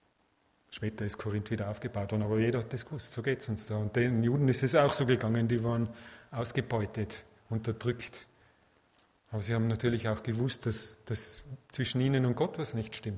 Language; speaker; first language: German; native; German